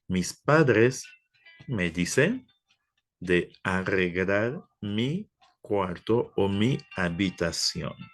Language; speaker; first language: Spanish; non-native, fluent; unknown